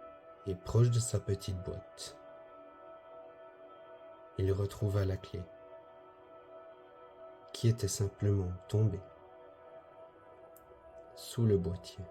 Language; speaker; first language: French; native; French